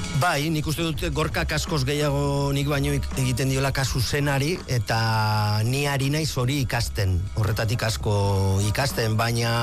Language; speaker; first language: Basque; native; Basque